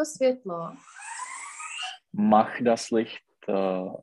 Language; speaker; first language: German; non-native, learner; Czech